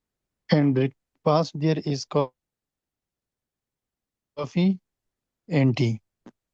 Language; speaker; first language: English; non-native, learner; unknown